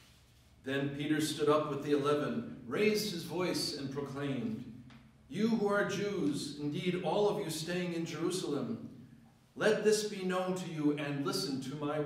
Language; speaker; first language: English; native; English